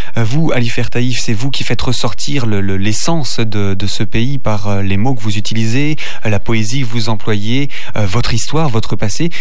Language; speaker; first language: French; native; French